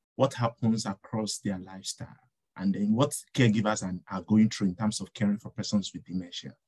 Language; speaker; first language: English; non-native, local second language; Yoruba